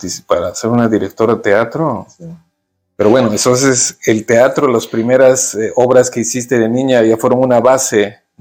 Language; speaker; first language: Spanish; native; Spanish